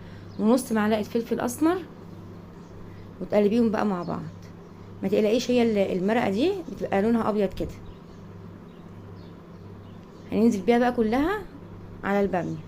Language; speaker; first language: Arabic; native; Arabic